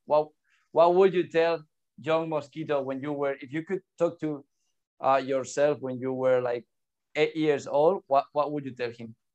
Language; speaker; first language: English; non-native, fluent; Spanish